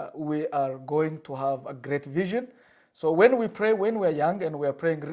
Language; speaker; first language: English; non-native, fluent; Amharic